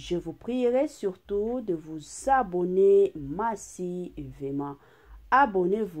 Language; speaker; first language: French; non-native, local second language; Lingala